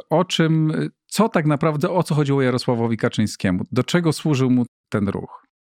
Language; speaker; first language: Polish; native; Polish